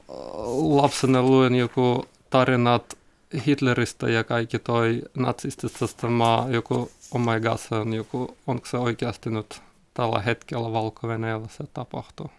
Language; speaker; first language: Finnish; non-native, learner; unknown